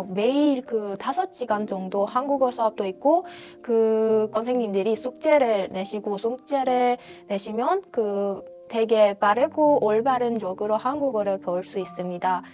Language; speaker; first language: Korean; non-native, fluent; Persian